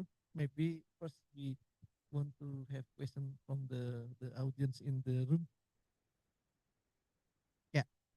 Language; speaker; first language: English; non-native, learner; Indonesian